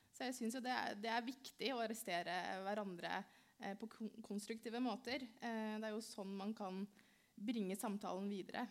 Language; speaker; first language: Norwegian; early bilingual, other home language; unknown